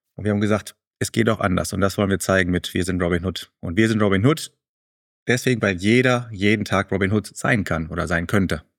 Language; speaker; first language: German; early bilingual, other home language; Spanish